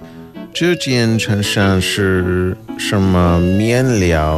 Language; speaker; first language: Chinese; non-native, learner; English